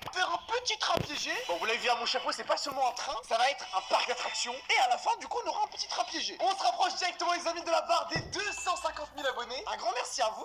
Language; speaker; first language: French; native; French